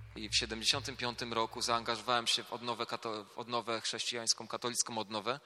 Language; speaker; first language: Polish; native; Polish